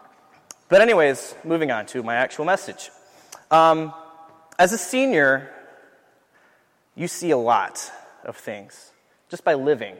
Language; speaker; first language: English; native; English